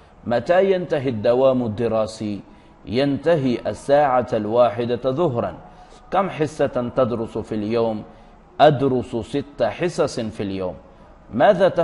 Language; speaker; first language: Arabic; non-native, fluent; Urdu